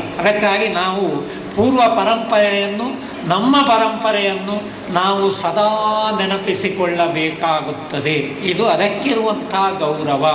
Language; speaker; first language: Kannada; non-native, local second language; Tulu